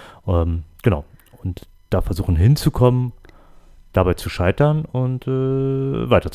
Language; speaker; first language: German; native; German